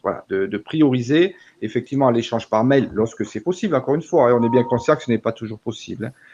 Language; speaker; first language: French; native; French